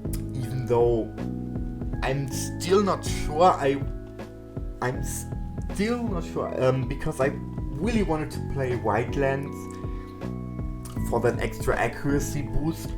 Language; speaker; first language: English; non-native, fluent; German